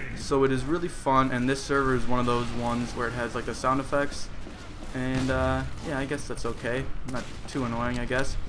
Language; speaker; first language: English; native; English